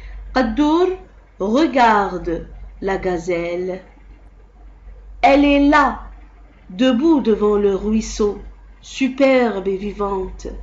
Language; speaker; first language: French; non-native, local second language; Arabic